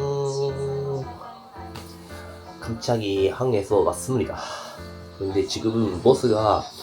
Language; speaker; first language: Korean; non-native, learner; Japanese